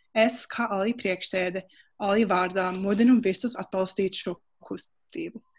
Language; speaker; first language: Latvian; early bilingual, heritage; Latvian